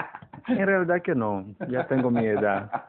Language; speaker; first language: Spanish; non-native, fluent; Portuguese